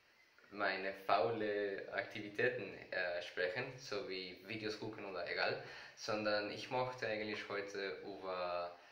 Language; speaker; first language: German; non-native, learner; Spanish